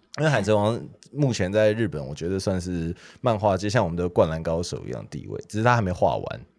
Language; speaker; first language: Chinese; native; Chinese